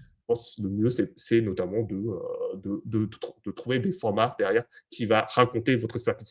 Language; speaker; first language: French; native; French